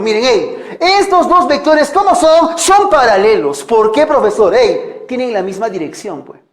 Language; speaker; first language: Spanish; native; Spanish